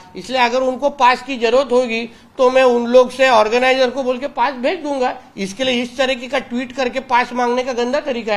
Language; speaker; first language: Hindi; non-native, local second language; Marathi